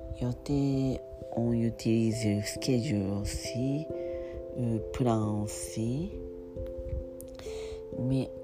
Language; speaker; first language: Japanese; non-native, learner; French